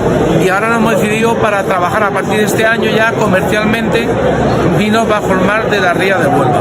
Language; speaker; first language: Spanish; native; Spanish